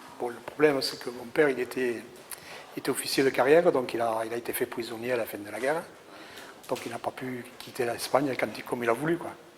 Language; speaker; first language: French; early bilingual, other home language; Catalan